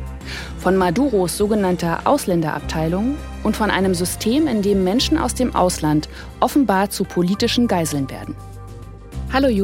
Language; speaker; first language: German; native; German